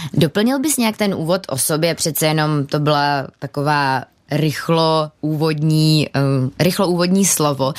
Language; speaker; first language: Czech; native; Czech